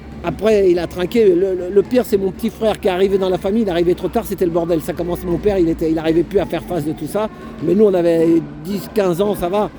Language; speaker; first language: French; native; French